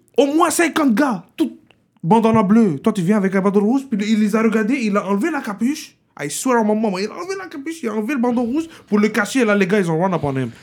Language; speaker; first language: French; early bilingual, other home language; Arabic